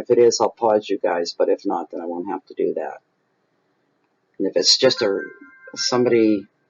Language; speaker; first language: English; native; English